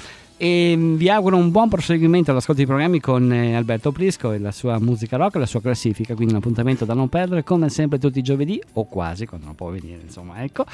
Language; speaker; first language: Italian; native; Italian